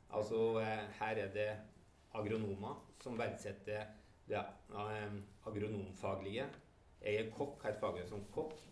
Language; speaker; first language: Norwegian; native; Norwegian